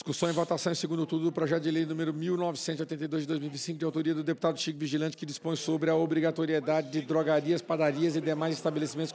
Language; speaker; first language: Portuguese; native; Portuguese